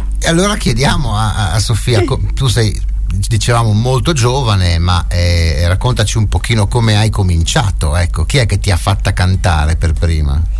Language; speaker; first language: Italian; native; Italian